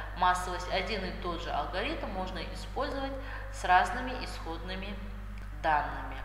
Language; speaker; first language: Russian; non-native, local second language; Kazakh